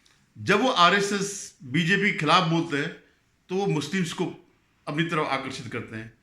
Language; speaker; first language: Hindi; native; Hindi